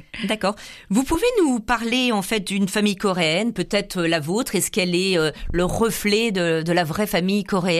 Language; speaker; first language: French; native; French